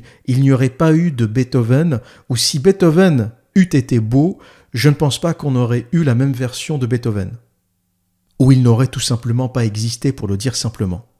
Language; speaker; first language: French; native; French